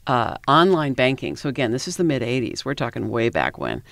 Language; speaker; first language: English; native; English